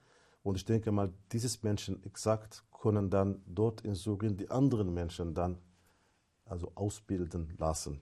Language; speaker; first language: German; non-native, fluent; Arabic